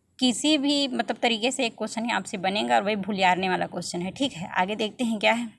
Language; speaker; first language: Hindi; non-native, local second language; Chhattisgarhi